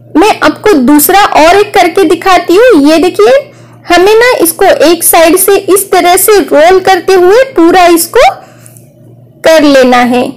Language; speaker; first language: Hindi; non-native, local second language; Marathi